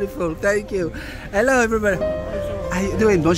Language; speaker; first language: English; non-native, fluent; French